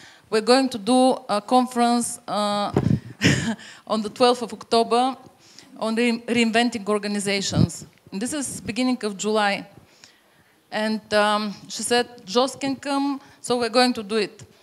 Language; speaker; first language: English; non-native, fluent; Bulgarian